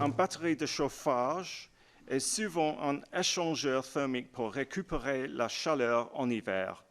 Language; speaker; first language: French; non-native, learner; English